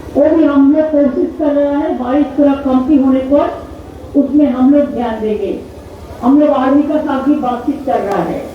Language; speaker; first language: Hindi; non-native, local second language; Bangla